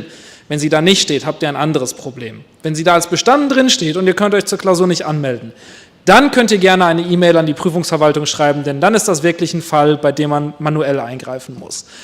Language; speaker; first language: German; native; German